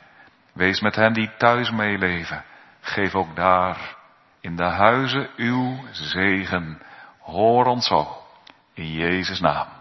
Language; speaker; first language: Dutch; native; Dutch